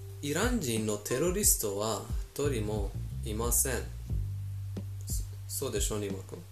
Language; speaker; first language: Japanese; non-native, fluent; Persian